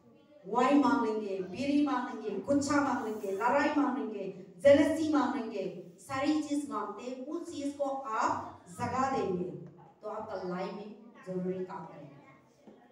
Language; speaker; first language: Hindi; non-native, local second language; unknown